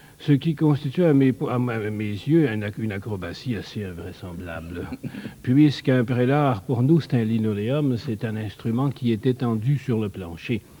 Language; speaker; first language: French; native; French